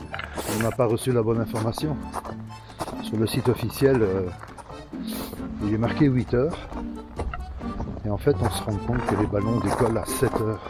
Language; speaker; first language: French; native; French